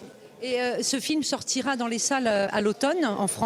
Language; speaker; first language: French; native; French